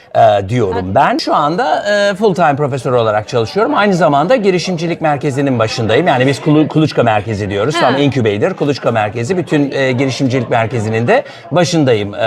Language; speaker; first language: Turkish; native; Turkish